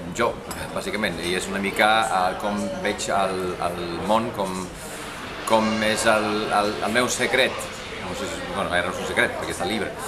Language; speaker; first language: Catalan; non-native, fluent; Icelandic